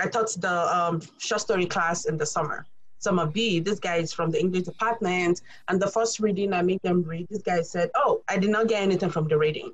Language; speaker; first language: English; non-native, local second language; Yoruba